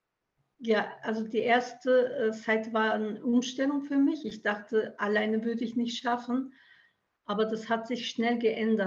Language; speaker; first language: German; early bilingual, other home language; Turkish